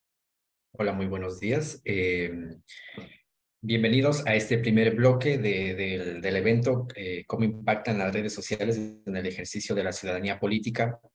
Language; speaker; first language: Spanish; native; Spanish